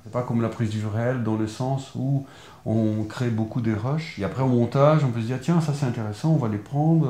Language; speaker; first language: French; non-native, fluent; Portuguese